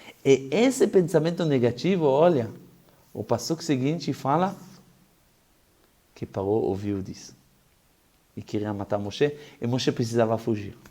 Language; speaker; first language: Portuguese; non-native, fluent; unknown